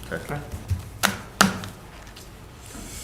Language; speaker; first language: English; native; English